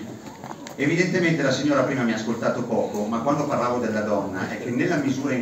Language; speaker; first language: Italian; native; Italian